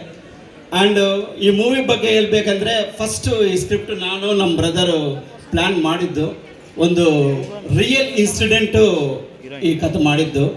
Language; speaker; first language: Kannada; non-native, learner; Telugu